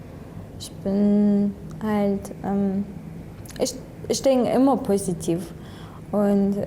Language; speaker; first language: German; non-native, fluent; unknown